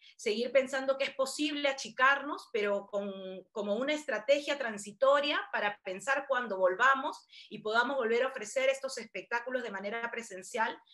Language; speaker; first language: Spanish; native; Spanish